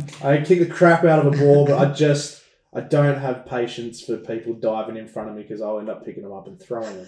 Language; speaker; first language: English; native; English